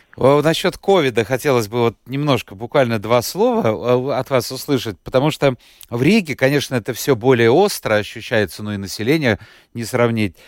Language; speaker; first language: Russian; native; Russian